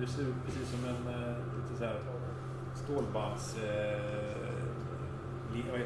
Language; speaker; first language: Swedish; native; Swedish